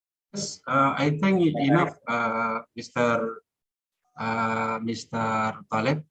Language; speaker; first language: English; non-native, learner; Indonesian